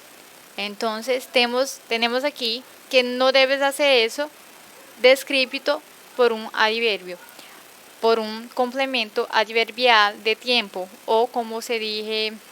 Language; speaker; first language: Spanish; non-native, fluent; Portuguese